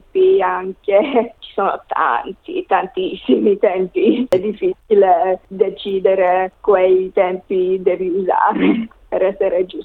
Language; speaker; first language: Italian; non-native, learner; English